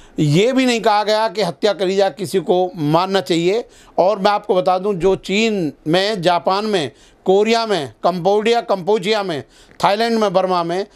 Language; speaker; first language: Hindi; native; Hindi